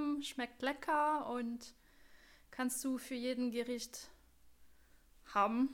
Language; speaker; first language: German; non-native, fluent; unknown